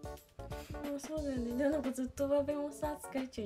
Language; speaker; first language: Japanese; native; Japanese